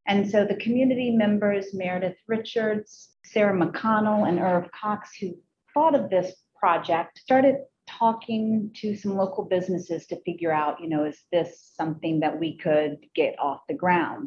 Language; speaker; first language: English; native; English